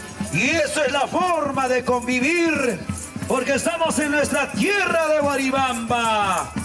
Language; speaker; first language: Spanish; native; Spanish